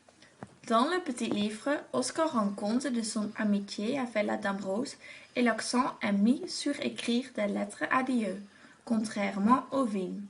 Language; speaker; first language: French; non-native, learner; Dutch